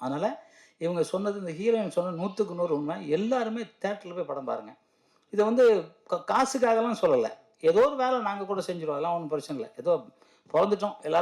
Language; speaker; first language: Tamil; native; Tamil